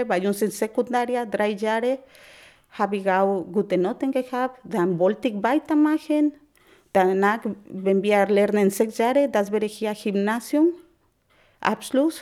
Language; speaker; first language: German; non-native, learner; Spanish